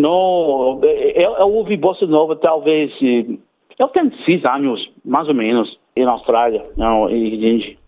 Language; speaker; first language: Portuguese; non-native, learner; English